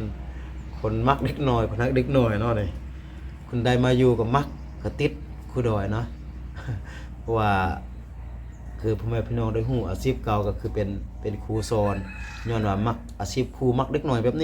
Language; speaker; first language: Thai; non-native, local second language; Lao